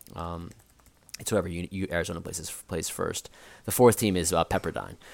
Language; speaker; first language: English; native; English